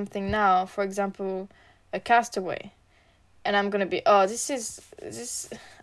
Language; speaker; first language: English; non-native, learner; French